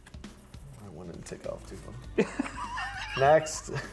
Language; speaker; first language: English; native; English